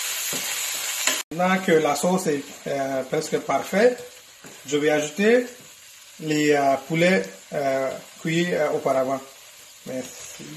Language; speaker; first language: French; non-native, fluent; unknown